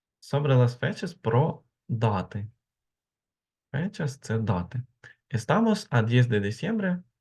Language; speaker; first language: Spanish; non-native, learner; Ukrainian